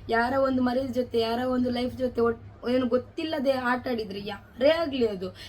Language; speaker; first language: Kannada; non-native, local second language; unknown